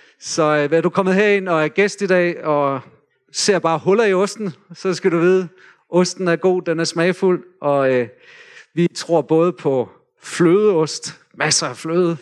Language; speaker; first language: Danish; native; Danish